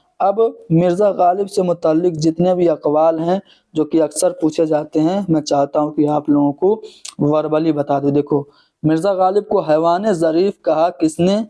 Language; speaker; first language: Urdu; native; Urdu